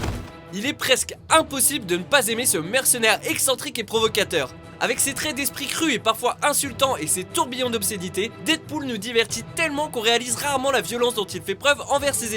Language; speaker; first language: French; native; French